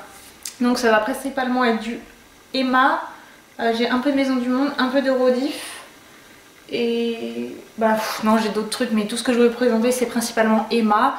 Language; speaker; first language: French; native; French